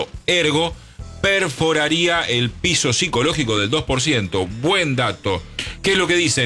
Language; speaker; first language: Spanish; native; Spanish